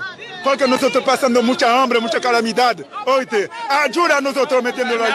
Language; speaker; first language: Spanish; non-native, learner; Haitian Creole